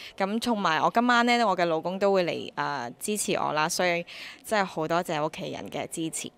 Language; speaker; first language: Cantonese; native; Cantonese